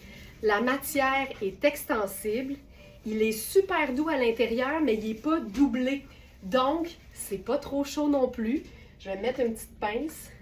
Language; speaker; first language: French; native; French